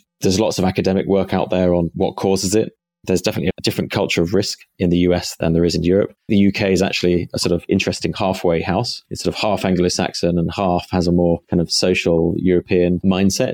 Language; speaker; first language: English; native; English